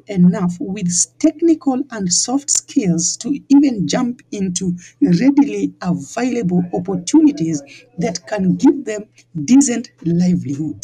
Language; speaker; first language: English; non-native, local second language; Luo (Kenya and Tanzania)